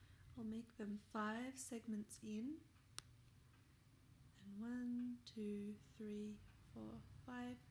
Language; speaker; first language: English; native; English